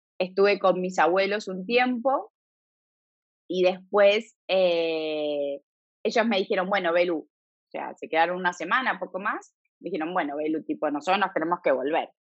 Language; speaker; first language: Spanish; native; Spanish